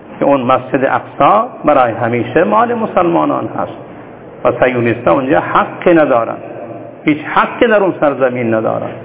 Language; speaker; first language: Persian; non-native, local second language; Baluchi